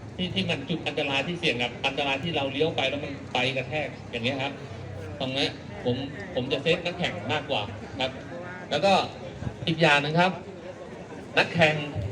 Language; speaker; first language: Thai; native; Thai